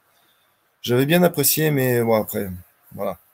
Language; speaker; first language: French; native; French